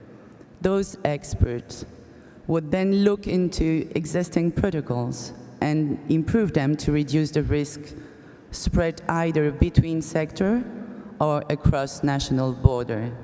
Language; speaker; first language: English; non-native, fluent; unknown